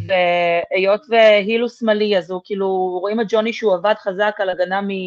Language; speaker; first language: Hebrew; early bilingual, other home language; Russian